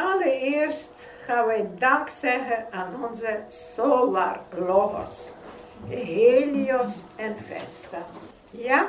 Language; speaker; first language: Dutch; non-native, fluent; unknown